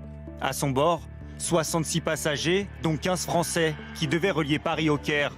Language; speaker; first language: French; native; French